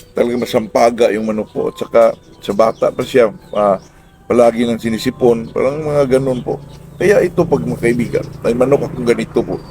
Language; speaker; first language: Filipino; non-native, local second language; Cebuano